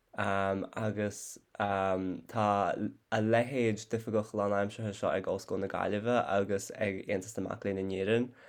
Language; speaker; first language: Irish; non-native, fluent; English